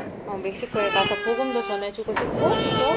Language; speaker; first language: Korean; native; Korean